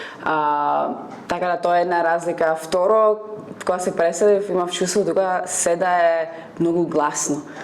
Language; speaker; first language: Macedonian; non-native, fluent; Czech